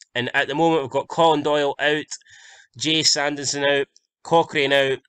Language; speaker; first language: English; native; English